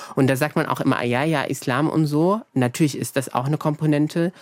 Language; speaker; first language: German; early bilingual, other home language; Arabic